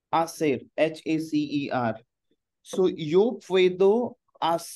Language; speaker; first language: Spanish; non-native, fluent; Hindi